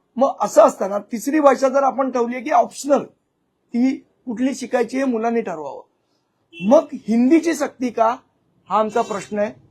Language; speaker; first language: Marathi; native; Marathi